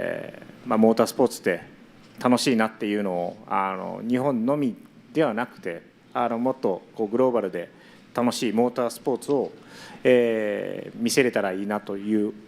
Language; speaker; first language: Japanese; native; Japanese